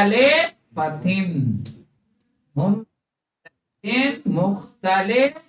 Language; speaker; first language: Arabic; non-native, fluent; Urdu